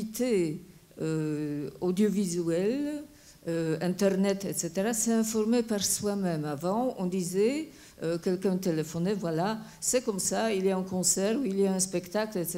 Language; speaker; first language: French; non-native, fluent; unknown